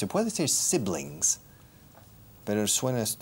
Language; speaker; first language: Spanish; non-native, fluent; English